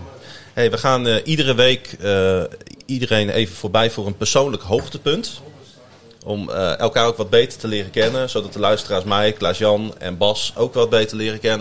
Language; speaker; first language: Dutch; native; Dutch